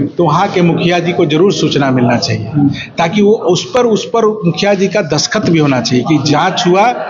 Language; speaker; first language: Hindi; native; Hindi